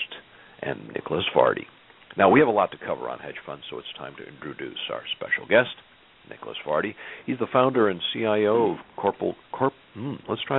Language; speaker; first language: English; native; English